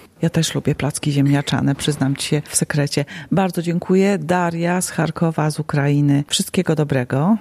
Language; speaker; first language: Polish; native; Polish